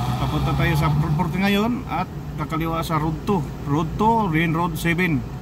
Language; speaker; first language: Filipino; non-native, local second language; Cebuano